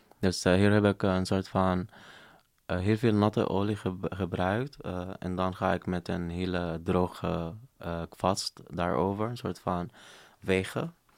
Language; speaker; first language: Dutch; non-native, fluent; Arabic